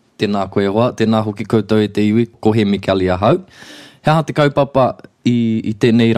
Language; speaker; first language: Māori; non-native, local second language; English